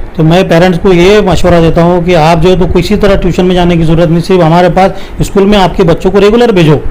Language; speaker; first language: Hindi; non-native, local second language; Urdu